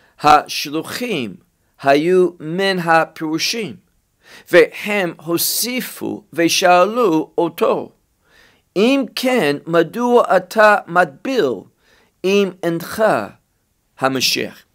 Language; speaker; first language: Hebrew; non-native, fluent; English